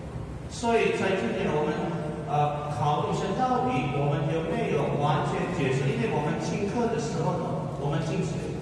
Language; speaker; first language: Chinese; non-native, fluent; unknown